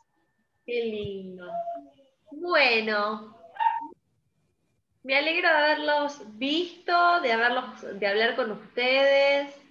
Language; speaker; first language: Spanish; native; Spanish